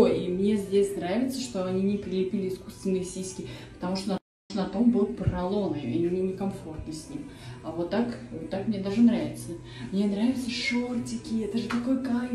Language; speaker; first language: Russian; native; Russian